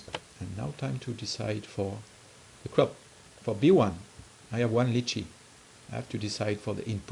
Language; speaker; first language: English; non-native, fluent; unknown